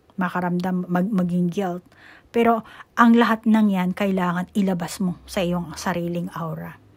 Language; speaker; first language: Filipino; native; Filipino